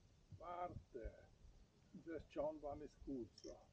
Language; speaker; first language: German; native; German